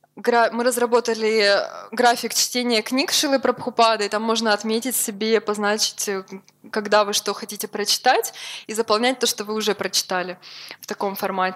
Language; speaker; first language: Russian; native; Russian